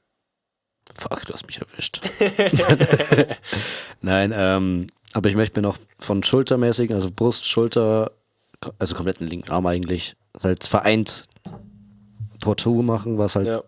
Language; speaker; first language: German; native; German